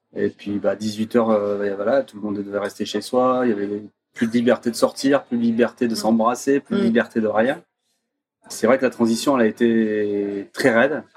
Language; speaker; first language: French; native; French